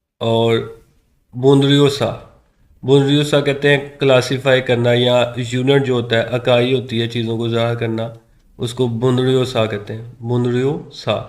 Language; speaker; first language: Urdu; non-native, local second language; Punjabi